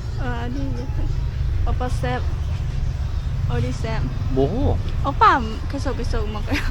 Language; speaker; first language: Korean; non-native, learner; Lao